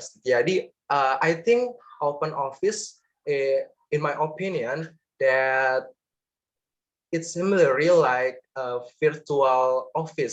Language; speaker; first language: English; non-native, learner; Indonesian